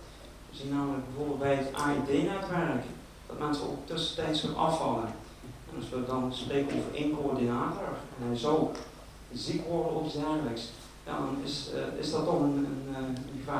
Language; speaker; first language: Dutch; native; Dutch